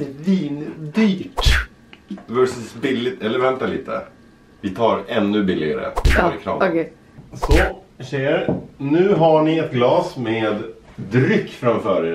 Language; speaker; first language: Swedish; native; Swedish